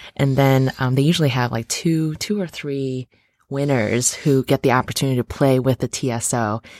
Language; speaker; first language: English; native; English